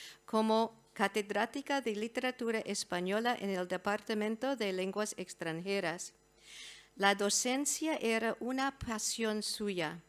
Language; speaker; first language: Spanish; non-native, fluent; English